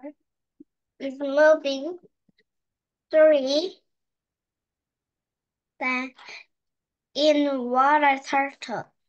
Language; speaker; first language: English; non-native, learner; Korean